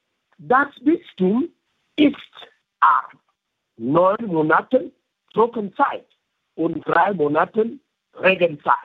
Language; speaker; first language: German; non-native, fluent; French